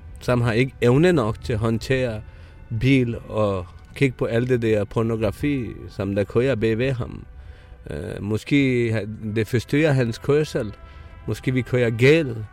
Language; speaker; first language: Danish; non-native, fluent; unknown